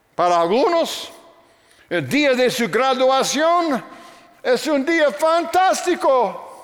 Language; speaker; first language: Spanish; non-native, fluent; English